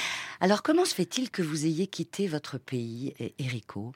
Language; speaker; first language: French; native; French